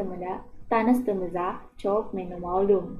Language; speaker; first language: Turkish; non-native, learner; Indonesian